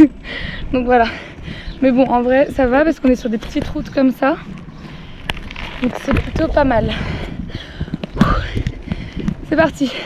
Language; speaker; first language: French; native; French